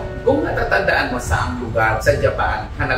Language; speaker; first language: Filipino; native; Filipino